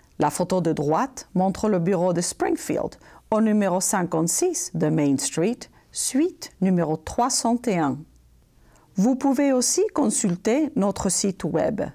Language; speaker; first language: French; non-native, fluent; Spanish